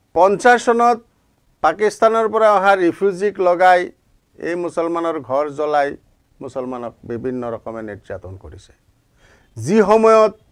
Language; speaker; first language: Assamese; non-native, local second language; Bangla